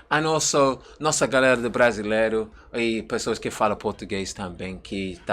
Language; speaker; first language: Portuguese; non-native, learner; English